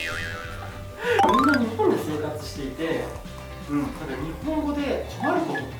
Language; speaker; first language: Japanese; native; Japanese